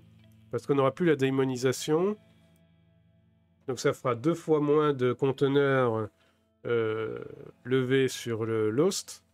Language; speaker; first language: French; native; French